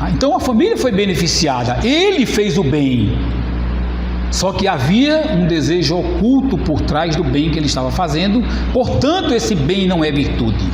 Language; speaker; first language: Portuguese; native; Portuguese